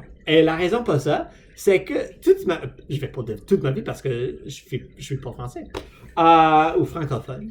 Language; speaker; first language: French; non-native, fluent; English